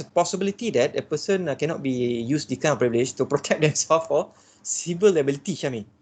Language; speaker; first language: English; non-native, local second language; Malay